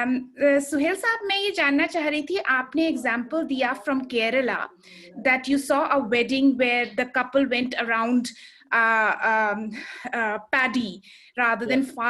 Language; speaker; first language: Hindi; native; Hindi